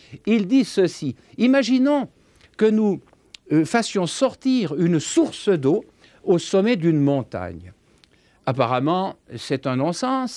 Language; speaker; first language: French; native; French